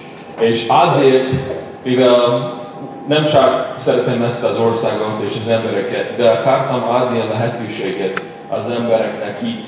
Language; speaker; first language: Hungarian; non-native, learner; English